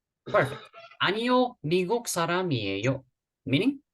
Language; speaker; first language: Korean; native; Korean